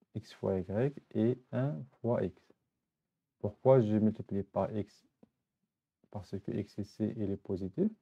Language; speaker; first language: French; non-native, local second language; Arabic